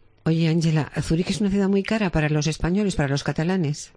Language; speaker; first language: Spanish; native; Spanish